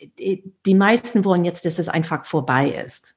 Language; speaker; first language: German; non-native, fluent; English